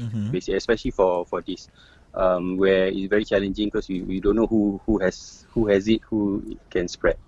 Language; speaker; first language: English; non-native, local second language; Malay